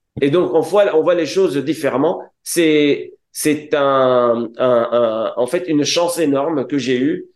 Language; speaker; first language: French; non-native, local second language; Arabic